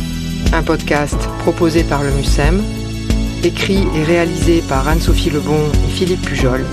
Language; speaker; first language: French; native; French